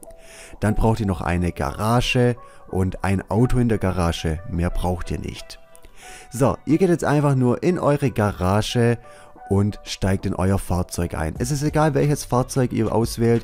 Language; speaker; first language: German; native; German